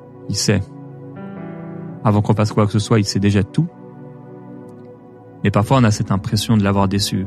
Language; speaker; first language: French; native; French